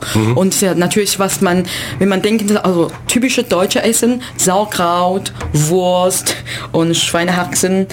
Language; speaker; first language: German; non-native, learner; Chinese